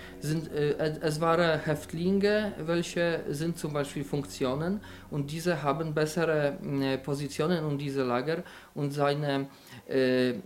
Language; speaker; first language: German; non-native, learner; Polish